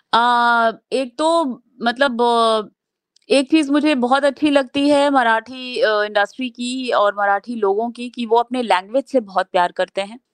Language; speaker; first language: Hindi; native; Hindi